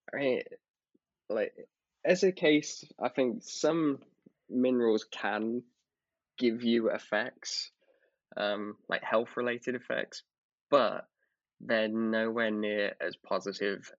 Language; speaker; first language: English; native; English